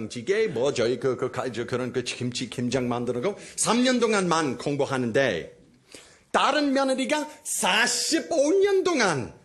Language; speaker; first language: Korean; non-native, fluent; English